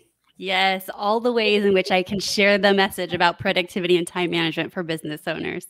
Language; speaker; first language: English; native; English